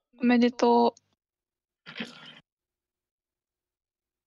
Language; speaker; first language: Japanese; native; Japanese